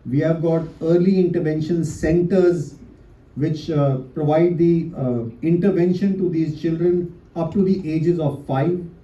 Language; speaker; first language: English; non-native, local second language; Hindi